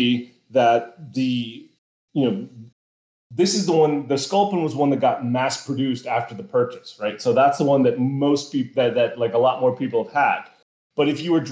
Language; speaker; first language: English; native; English